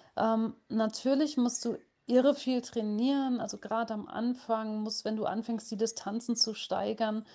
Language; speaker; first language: German; native; German